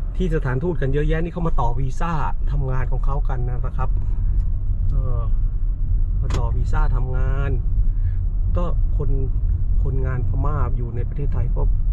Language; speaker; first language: Thai; native; Thai